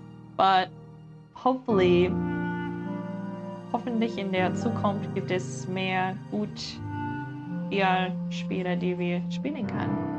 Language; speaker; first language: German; non-native, learner; English